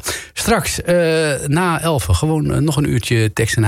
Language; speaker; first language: Dutch; native; Dutch